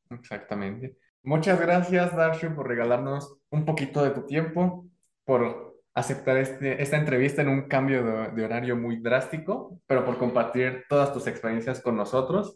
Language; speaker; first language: Spanish; native; Spanish